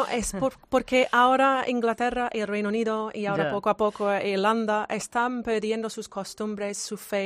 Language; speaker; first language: Spanish; non-native, fluent; English